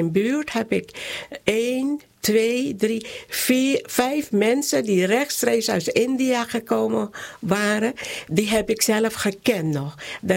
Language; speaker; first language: Dutch; non-native, local second language; Caribbean Hindustani